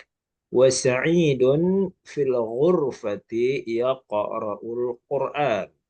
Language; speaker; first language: Arabic; non-native, fluent; Malay